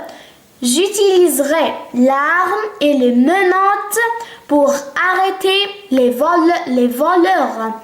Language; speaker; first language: French; non-native, local second language; Arabic